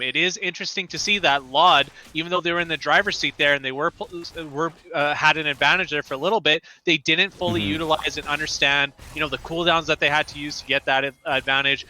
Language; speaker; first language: English; native; English